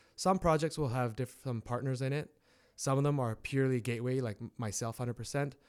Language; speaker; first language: English; native; English